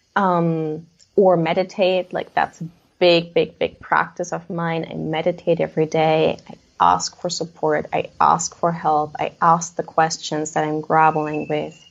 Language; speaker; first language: English; non-native, fluent; German